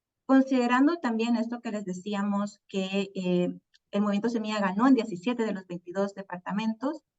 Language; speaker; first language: Spanish; native; Spanish